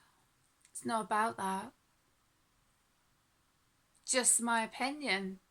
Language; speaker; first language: English; native; English